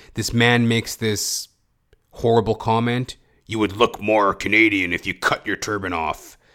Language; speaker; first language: English; early bilingual, other home language; Hindi